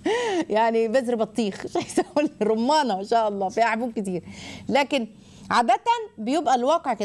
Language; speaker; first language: Arabic; native; Arabic